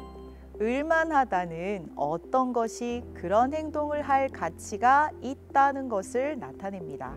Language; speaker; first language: Korean; native; Korean